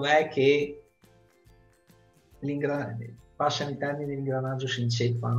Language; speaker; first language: Italian; native; Italian